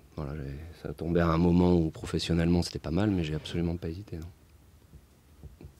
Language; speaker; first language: French; native; French